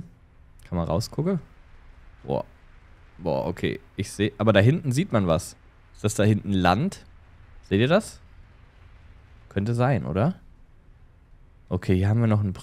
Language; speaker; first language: German; native; German